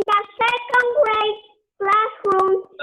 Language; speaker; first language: English; non-native, learner; Spanish